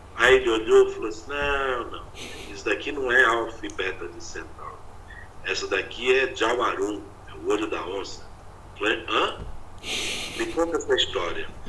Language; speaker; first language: Portuguese; native; Portuguese